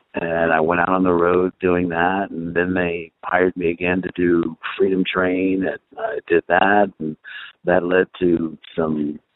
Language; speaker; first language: English; native; English